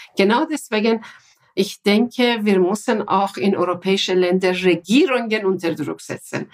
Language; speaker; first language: German; non-native, fluent; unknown